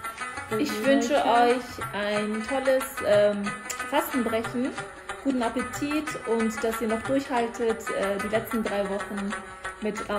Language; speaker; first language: German; early bilingual, other home language; Persian